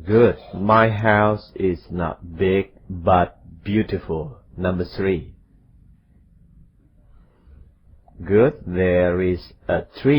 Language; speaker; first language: English; non-native, fluent; Indonesian